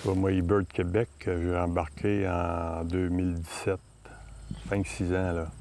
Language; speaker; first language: French; native; French